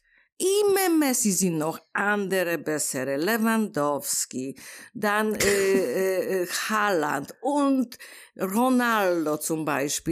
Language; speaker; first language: German; non-native, learner; Polish